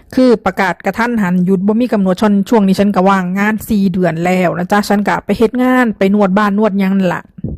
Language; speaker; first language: Thai; native; Thai